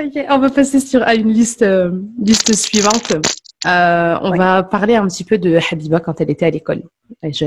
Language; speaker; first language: French; native; French